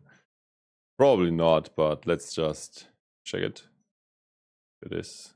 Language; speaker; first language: English; non-native, fluent; German